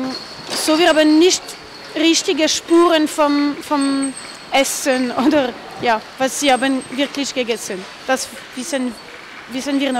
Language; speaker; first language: German; non-native, fluent; French